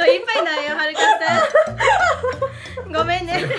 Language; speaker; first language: Japanese; non-native, learner; Burmese